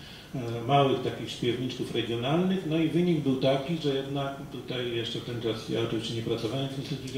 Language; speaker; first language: Polish; native; Polish